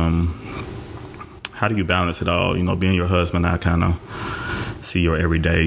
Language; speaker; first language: English; native; English